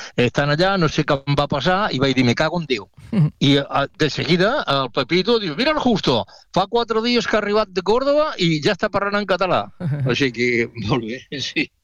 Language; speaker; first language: Catalan; non-native, local second language; Spanish